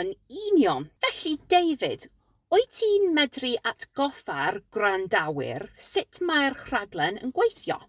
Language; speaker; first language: Welsh; non-native, learner; English